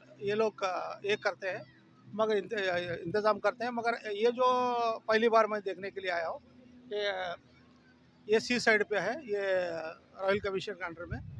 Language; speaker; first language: Hindi; native; Hindi